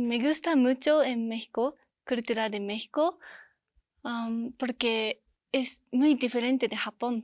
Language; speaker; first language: Spanish; non-native, learner; Japanese